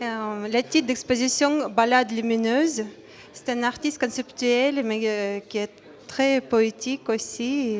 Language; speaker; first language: French; non-native, fluent; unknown